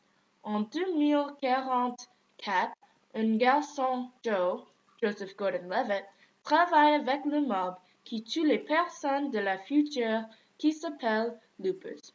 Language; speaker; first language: French; non-native, learner; English